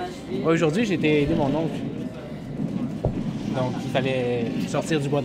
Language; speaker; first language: French; native; French